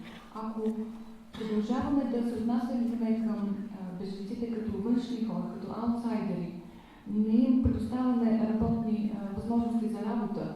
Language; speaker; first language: Bulgarian; native; Bulgarian